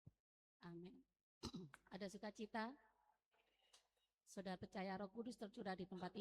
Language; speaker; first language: Indonesian; native; Indonesian